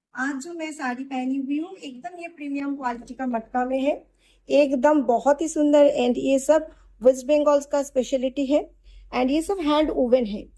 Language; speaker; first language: Hindi; non-native, local second language; Bangla